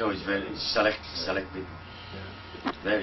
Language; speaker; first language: English; non-native, learner; Vietnamese